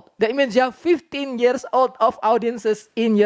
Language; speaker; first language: English; non-native, learner; Indonesian